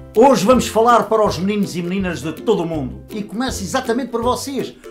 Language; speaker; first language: Portuguese; native; Portuguese